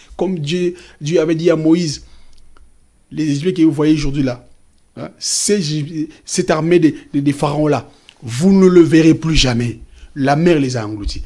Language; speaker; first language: French; non-native, local second language; Lingala